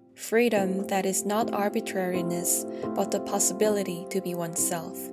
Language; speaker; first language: English; non-native, fluent; Korean